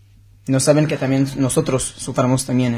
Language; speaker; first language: Spanish; non-native, learner; Hebrew